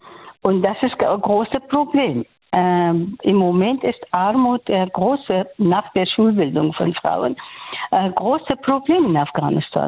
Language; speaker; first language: German; non-native, fluent; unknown